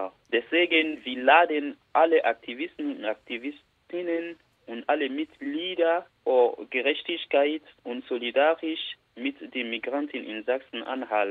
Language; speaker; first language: German; non-native, learner; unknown